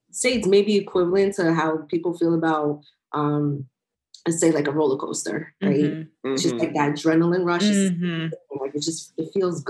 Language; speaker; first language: English; native; English